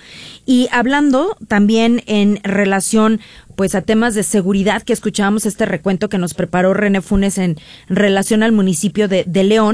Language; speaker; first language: Spanish; native; Spanish